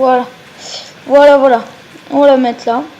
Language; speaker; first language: French; native; French